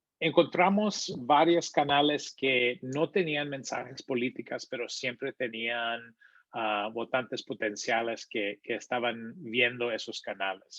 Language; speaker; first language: Spanish; early bilingual, heritage; Spanish